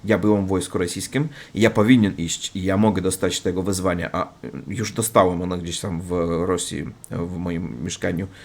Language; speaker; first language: Polish; non-native, learner; Russian